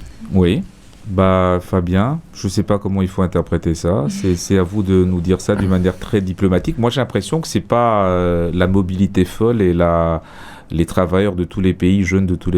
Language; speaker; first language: French; native; French